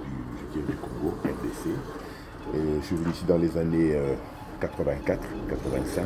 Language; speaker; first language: French; non-native, local second language; Lingala